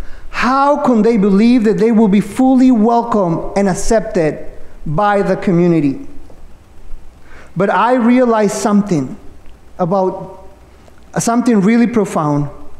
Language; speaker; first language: English; non-native, fluent; Spanish